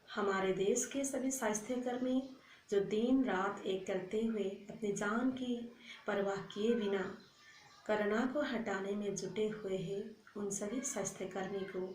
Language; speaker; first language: Hindi; non-native, local second language; Assamese